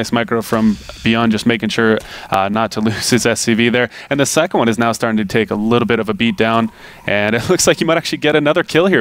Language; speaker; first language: English; native; English